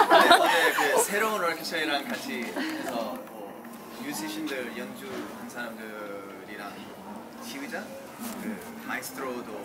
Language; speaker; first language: Korean; early bilingual, heritage; English